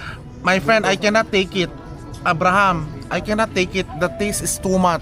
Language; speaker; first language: English; non-native, local second language; Filipino